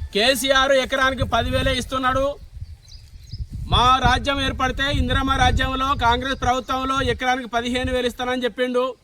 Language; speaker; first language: Telugu; native; Telugu